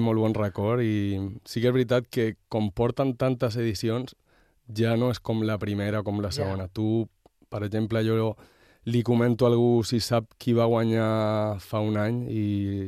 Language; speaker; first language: Catalan; native; Catalan